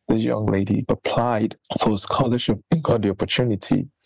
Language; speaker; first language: English; non-native, local second language; Akan